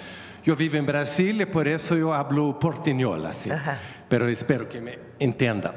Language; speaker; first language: Spanish; non-native, learner; Swedish